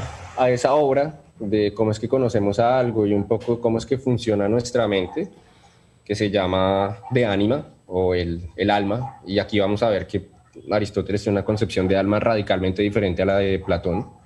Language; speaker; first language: Spanish; native; Spanish